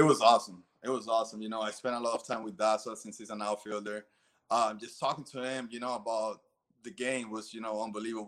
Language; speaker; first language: English; early bilingual, other home language; Spanish